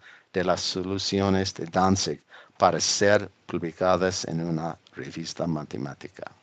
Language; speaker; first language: Spanish; non-native, fluent; English